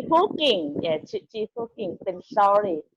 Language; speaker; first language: English; non-native, learner; Thai